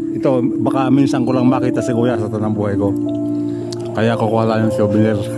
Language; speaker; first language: Filipino; native; Filipino